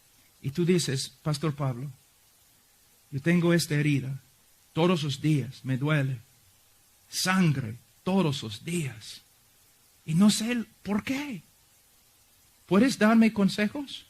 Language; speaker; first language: Spanish; non-native, fluent; English